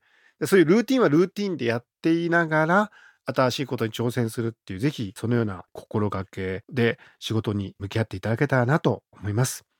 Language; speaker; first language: Japanese; native; Japanese